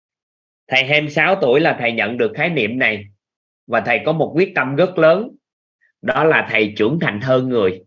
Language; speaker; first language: Vietnamese; native; Vietnamese